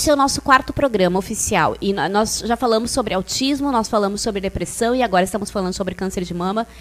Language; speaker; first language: Portuguese; native; Portuguese